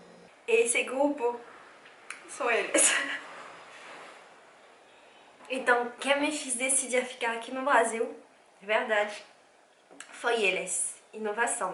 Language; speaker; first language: Portuguese; non-native, fluent; French